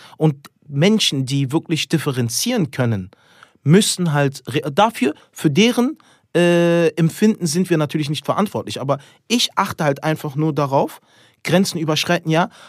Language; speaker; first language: German; early bilingual, other home language; Turkish